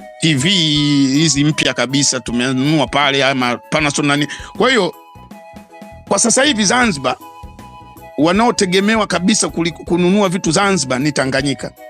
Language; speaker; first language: Swahili; native; Swahili